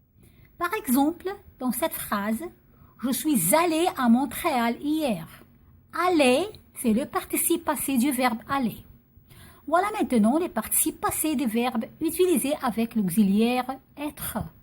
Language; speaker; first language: French; non-native, fluent; Arabic